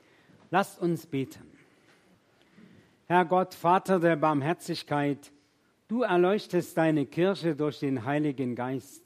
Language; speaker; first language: German; native; German